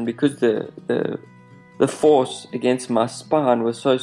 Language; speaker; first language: English; native; English